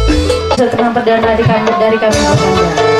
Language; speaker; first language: Indonesian; non-native, local second language; Javanese